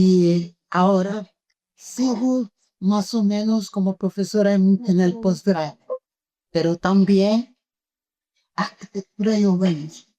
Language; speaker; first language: Spanish; non-native, fluent; Portuguese